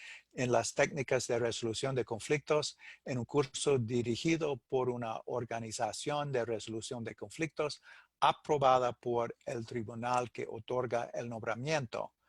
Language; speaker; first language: Spanish; non-native, fluent; English